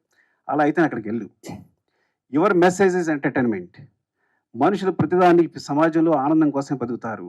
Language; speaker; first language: Telugu; native; Telugu